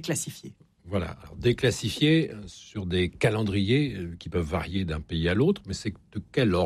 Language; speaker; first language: French; native; French